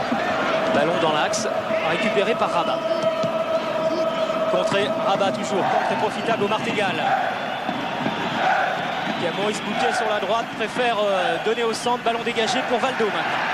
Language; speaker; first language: French; native; French